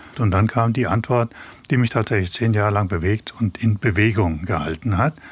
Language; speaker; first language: German; native; German